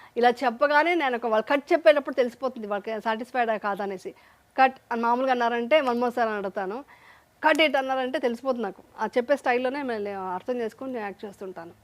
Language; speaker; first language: Telugu; native; Telugu